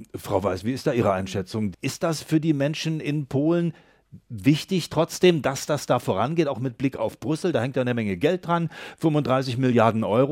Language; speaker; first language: German; native; German